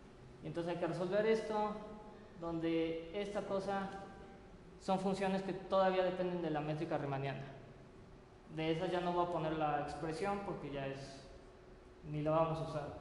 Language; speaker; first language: Spanish; native; Spanish